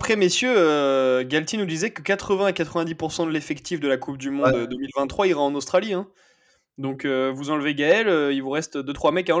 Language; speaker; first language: French; native; French